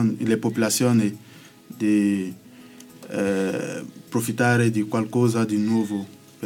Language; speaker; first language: Italian; non-native, learner; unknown